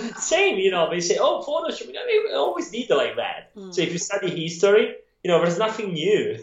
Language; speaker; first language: English; non-native, fluent; Italian